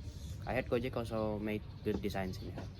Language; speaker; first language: English; non-native, fluent; Indonesian